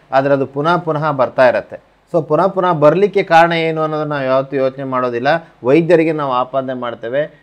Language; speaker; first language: Kannada; native; Kannada